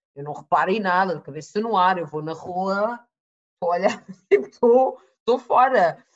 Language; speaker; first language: Portuguese; early bilingual, other home language; English